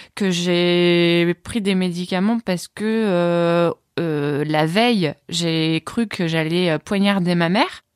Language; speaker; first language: French; native; French